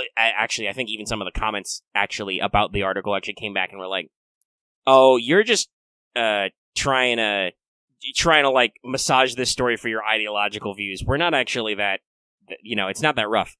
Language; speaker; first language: English; native; English